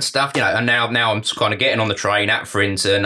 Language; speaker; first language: English; native; English